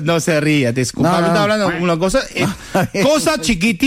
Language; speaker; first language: Spanish; non-native, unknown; Chinese